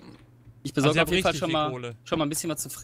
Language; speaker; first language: German; native; German